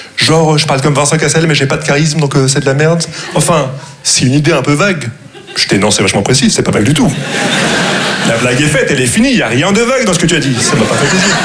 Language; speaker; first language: French; non-native, local second language; Arabic